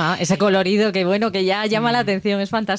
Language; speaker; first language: Spanish; native; Spanish